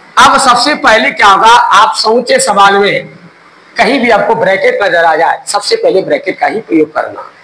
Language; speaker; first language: Hindi; native; Hindi